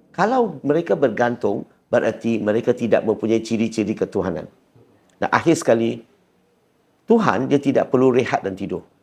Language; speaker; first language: Malay; non-native, local second language; Chinese